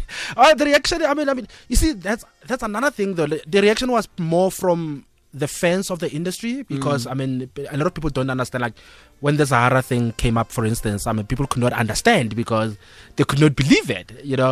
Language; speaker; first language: English; non-native, local second language; Tswana